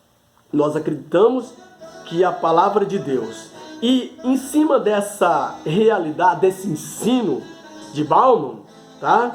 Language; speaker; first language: Portuguese; native; Portuguese